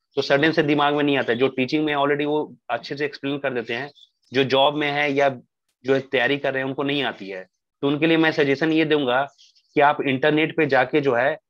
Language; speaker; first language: Hindi; native; Hindi